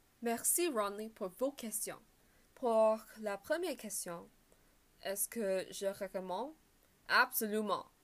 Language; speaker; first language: French; non-native, learner; English